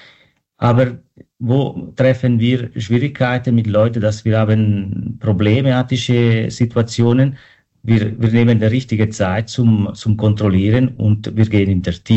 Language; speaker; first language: German; non-native, local second language; Italian